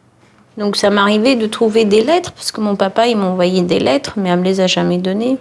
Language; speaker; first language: French; early bilingual, other home language; Tachelhit